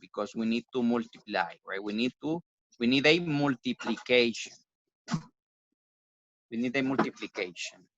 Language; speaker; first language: English; non-native, fluent; Spanish